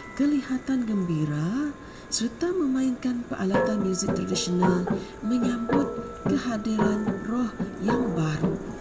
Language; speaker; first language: Malay; non-native, local second language; Iban